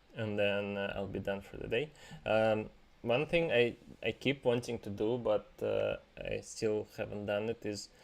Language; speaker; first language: English; non-native, fluent; Russian